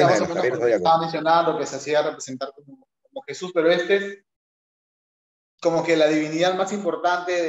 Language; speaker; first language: Spanish; native; Spanish